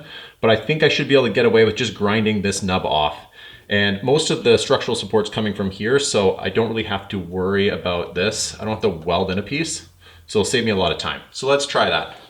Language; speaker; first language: English; native; English